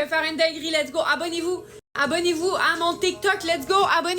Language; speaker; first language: French; native; French